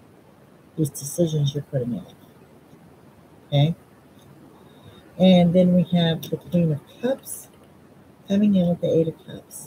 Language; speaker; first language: English; native; English